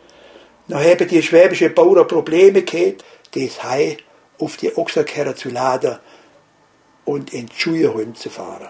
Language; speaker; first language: German; native; German